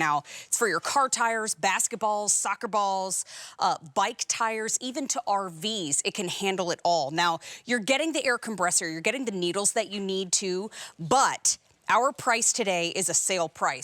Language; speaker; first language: English; native; English